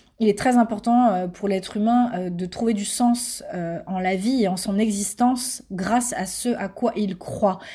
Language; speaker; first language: French; native; French